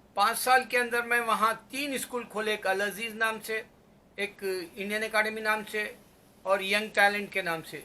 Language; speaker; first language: Urdu; native; Urdu